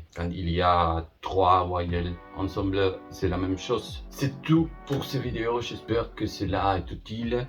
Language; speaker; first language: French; non-native, learner; Spanish